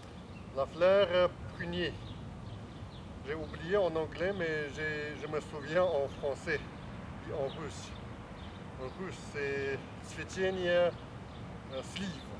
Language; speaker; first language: French; non-native, learner; Chinese